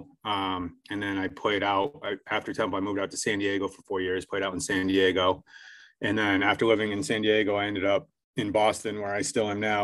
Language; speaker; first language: English; native; English